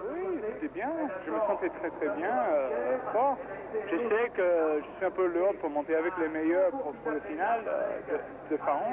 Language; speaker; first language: French; non-native, learner; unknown